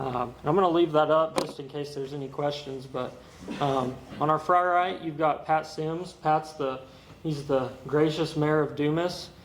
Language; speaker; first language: English; native; English